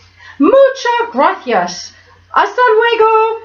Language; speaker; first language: Spanish; non-native, learner; English